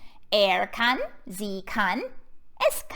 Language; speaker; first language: German; non-native, fluent; English